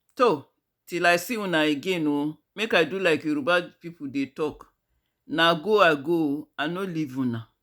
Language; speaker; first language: Nigerian Pidgin; native; Nigerian Pidgin